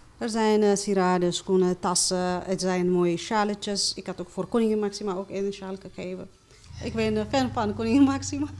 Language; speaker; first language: Dutch; non-native, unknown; Amharic